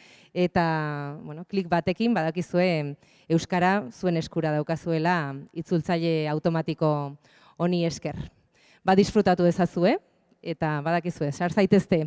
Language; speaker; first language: Basque; native; Basque